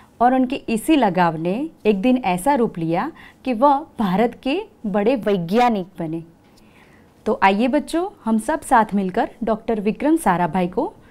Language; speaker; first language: Hindi; non-native, local second language; Gujarati